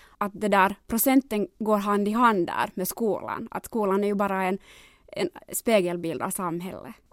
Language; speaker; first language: Swedish; native; Swedish